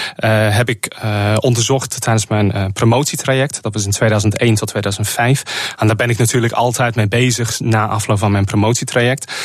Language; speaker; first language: Dutch; non-native, fluent; English